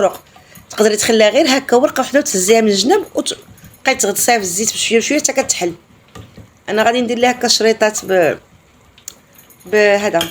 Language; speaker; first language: Arabic; native; Arabic